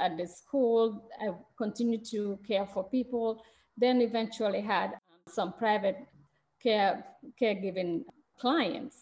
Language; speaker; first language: English; non-native, local second language; Mandingo